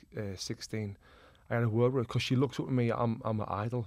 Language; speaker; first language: English; native; English